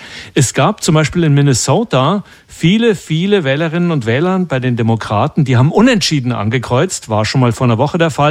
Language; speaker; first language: German; native; German